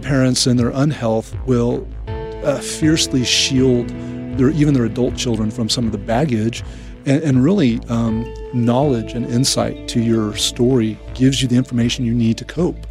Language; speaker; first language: English; native; English